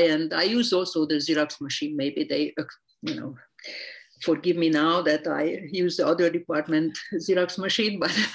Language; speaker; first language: English; non-native, fluent; Hungarian